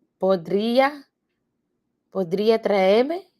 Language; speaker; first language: Spanish; non-native, learner; English